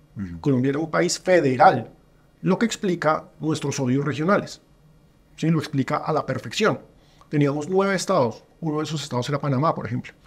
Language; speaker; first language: Spanish; native; Spanish